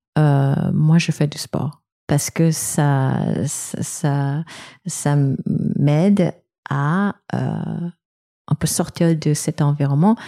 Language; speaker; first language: French; non-native, fluent; Korean